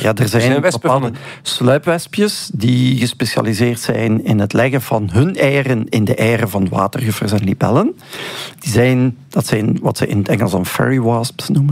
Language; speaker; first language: Dutch; native; Dutch